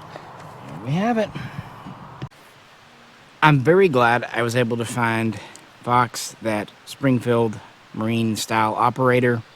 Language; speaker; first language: English; native; English